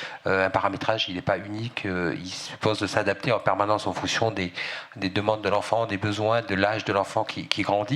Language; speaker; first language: French; native; French